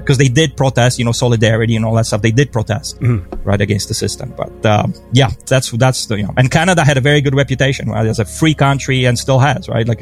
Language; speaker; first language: English; non-native, fluent; Polish